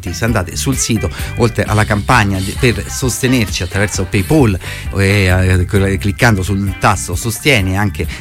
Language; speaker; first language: Italian; native; Italian